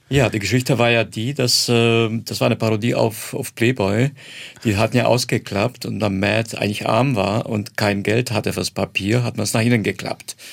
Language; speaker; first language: German; non-native, fluent; Croatian